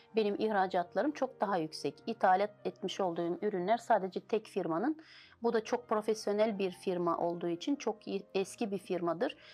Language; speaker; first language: Turkish; non-native, fluent; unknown